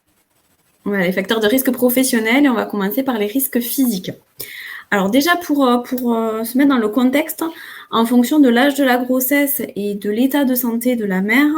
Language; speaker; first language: French; native; French